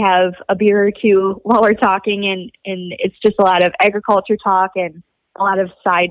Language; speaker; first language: English; native; English